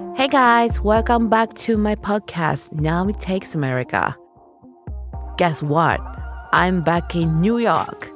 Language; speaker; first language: English; non-native, learner; Japanese